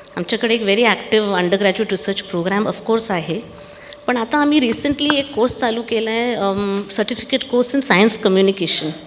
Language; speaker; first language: Marathi; non-native, local second language; Punjabi